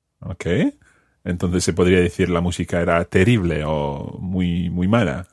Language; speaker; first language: Spanish; non-native, fluent; English